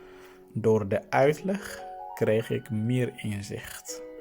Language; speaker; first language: Dutch; non-native, fluent; Tigrinya